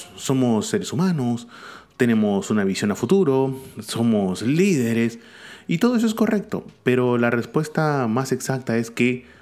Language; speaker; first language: Spanish; native; Spanish